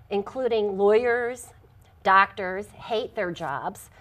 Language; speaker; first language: English; native; English